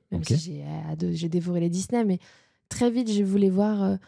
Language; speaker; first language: French; native; French